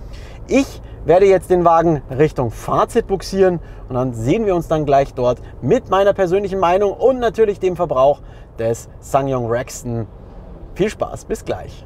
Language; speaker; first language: German; native; German